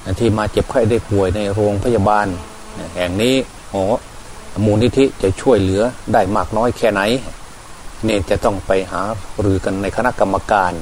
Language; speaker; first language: Thai; native; Thai